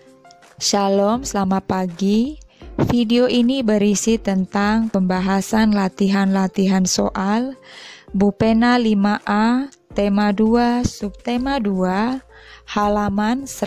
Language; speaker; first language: Indonesian; native; Indonesian